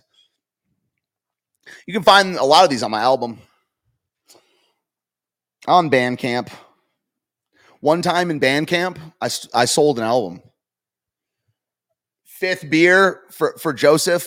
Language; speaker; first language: English; native; English